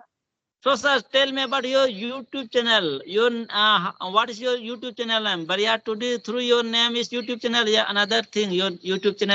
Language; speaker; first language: English; non-native, learner; Hindi